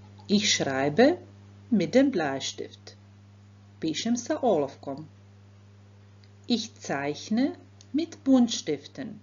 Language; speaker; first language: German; non-native, fluent; Croatian